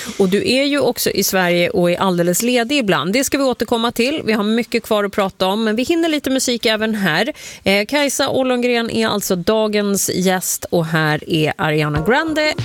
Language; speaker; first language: Swedish; native; Swedish